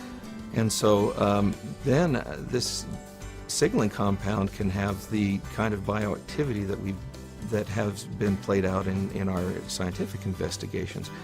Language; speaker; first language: English; native; English